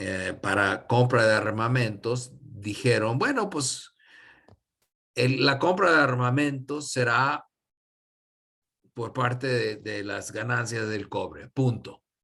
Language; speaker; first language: Spanish; non-native, fluent; English